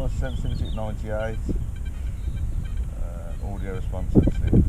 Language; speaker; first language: English; native; English